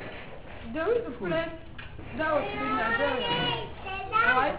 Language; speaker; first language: English; non-native, learner; French